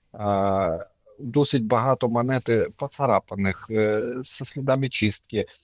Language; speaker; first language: Ukrainian; non-native, local second language; Russian